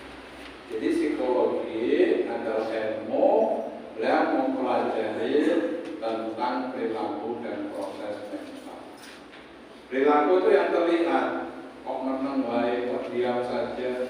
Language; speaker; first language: Indonesian; non-native, local second language; Javanese